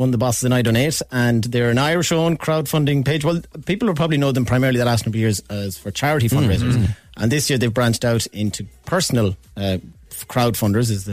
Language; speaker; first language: English; native; English